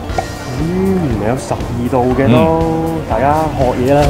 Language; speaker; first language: Chinese; non-native, local second language; Cantonese